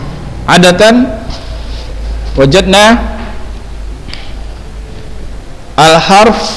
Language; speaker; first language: Arabic; non-native, fluent; Indonesian